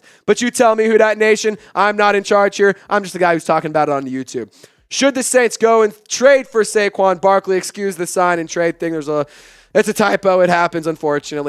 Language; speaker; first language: English; native; English